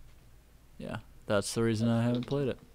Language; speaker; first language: English; native; English